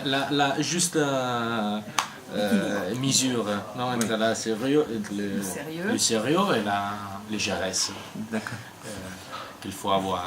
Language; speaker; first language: French; non-native, learner; Italian